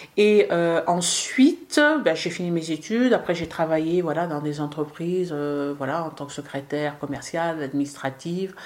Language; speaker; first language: French; early bilingual, other home language; Arabic